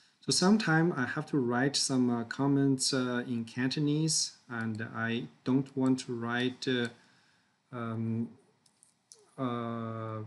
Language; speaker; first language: English; non-native, fluent; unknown